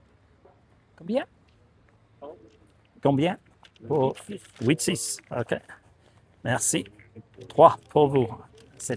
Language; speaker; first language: French; non-native, learner; English